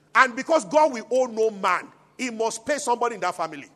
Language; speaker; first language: English; non-native, local second language; Yoruba